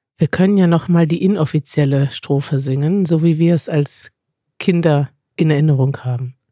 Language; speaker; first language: German; native; German